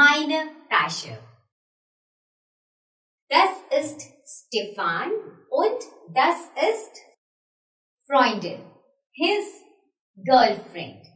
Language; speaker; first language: German; non-native, fluent; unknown